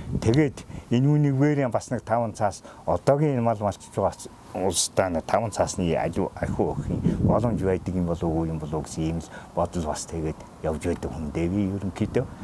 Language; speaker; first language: Mongolian; native; Mongolian